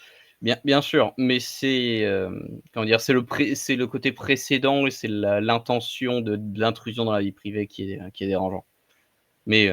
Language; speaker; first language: French; native; French